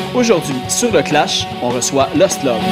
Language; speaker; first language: French; native; French